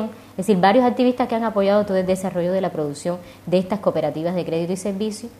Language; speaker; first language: Spanish; native; Spanish